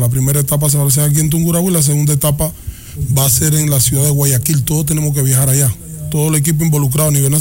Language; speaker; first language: Spanish; native; Spanish